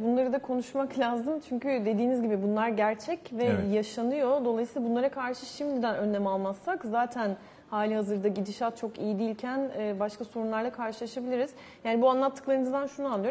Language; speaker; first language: Turkish; native; Turkish